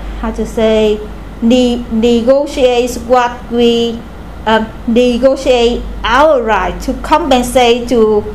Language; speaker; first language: English; non-native, learner; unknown